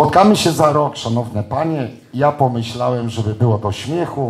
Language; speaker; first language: Polish; native; Polish